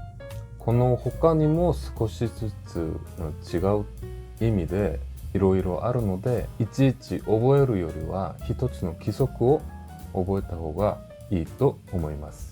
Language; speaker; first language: Japanese; non-native, fluent; Korean